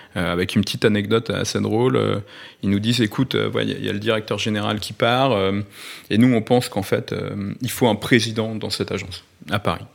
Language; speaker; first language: French; native; French